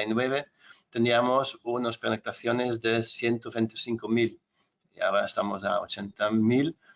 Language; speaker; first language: Spanish; non-native, fluent; Dutch